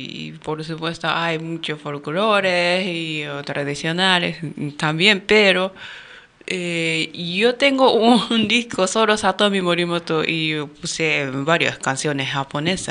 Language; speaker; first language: Spanish; non-native, learner; Japanese